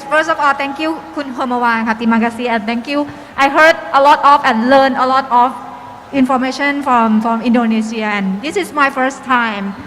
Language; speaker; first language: English; non-native, learner; Thai